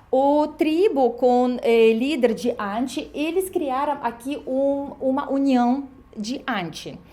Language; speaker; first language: Portuguese; non-native, fluent; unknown